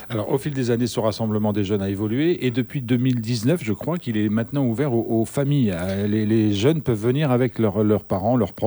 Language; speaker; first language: French; native; French